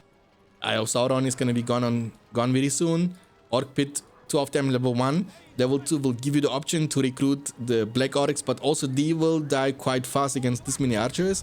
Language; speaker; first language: English; non-native, fluent; German